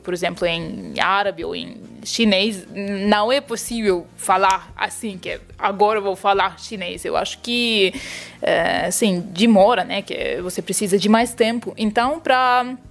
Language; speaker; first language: Portuguese; non-native, fluent; Russian